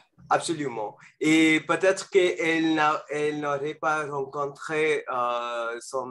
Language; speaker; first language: French; non-native, fluent; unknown